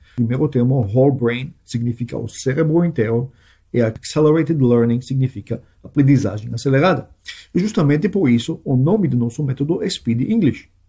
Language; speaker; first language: Portuguese; non-native, fluent; Hebrew